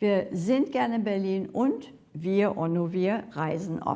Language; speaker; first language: German; non-native, fluent; English